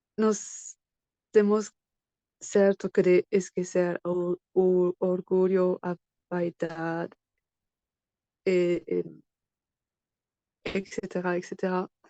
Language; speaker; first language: Portuguese; non-native, learner; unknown